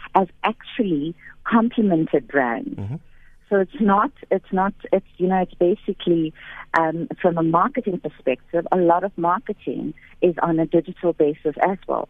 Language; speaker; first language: English; native; English